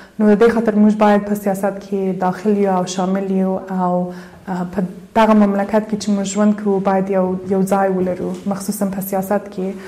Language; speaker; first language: Pashto; early bilingual, heritage; Pashto